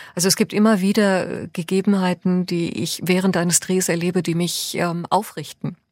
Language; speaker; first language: German; early bilingual, other home language; Persian